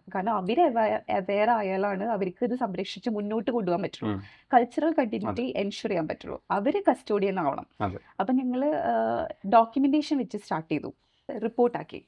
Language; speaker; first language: Malayalam; native; Malayalam